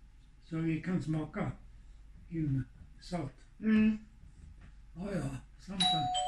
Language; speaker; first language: English; non-native, learner; Swedish